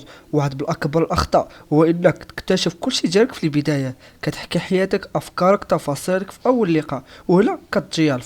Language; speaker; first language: Arabic; native; Arabic